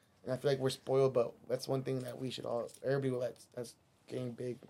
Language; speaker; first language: English; early bilingual, other home language; Spanish